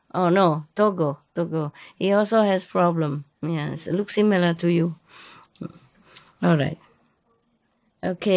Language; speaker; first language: English; non-native, fluent; Vietnamese